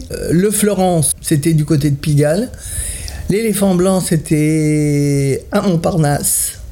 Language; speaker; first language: French; early bilingual, other home language; Italian